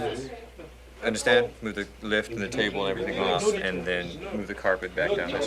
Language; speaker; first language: English; native; English